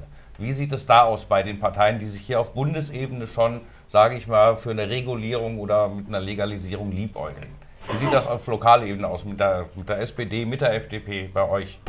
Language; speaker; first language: German; native; German